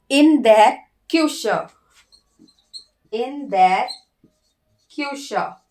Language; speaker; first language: German; non-native, learner; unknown